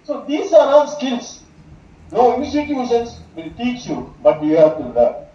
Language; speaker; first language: English; non-native, local second language; Tamil